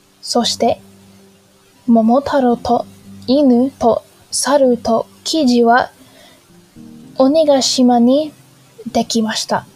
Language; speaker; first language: Japanese; non-native, learner; English